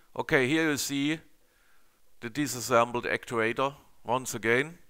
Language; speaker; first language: English; non-native, learner; German